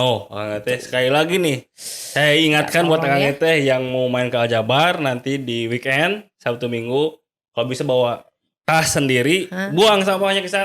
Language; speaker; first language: Indonesian; native; Indonesian